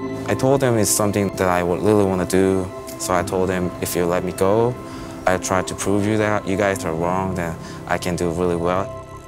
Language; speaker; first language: English; non-native, fluent; Korean